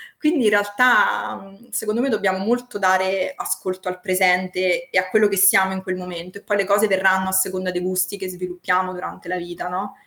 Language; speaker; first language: Italian; native; Italian